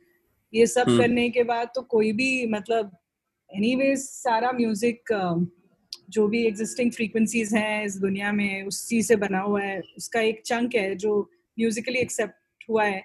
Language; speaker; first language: English; non-native, local second language; Hindi